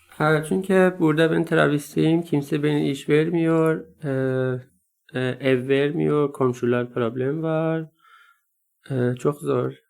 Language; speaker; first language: Turkish; non-native, learner; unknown